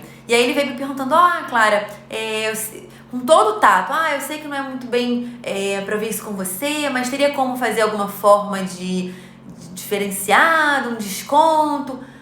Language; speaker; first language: Portuguese; native; Portuguese